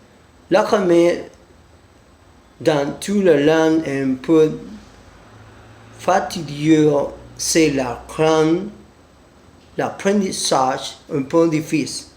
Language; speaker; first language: French; non-native, learner; Spanish